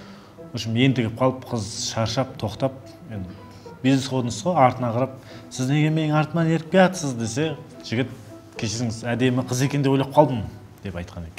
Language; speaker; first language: Kazakh; native; Kazakh